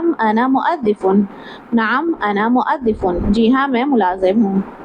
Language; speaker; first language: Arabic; non-native, learner; Urdu